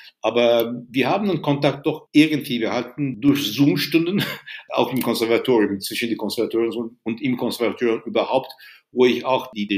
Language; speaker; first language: German; non-native, fluent; Turkish